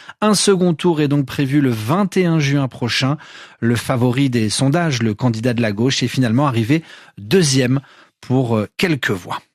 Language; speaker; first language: French; native; French